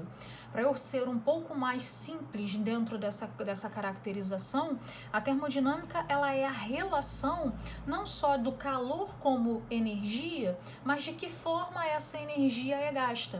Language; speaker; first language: Portuguese; native; Portuguese